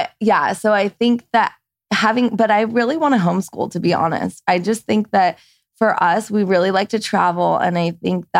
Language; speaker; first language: English; early bilingual, other home language; Persian